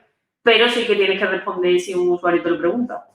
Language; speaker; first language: Spanish; native; Spanish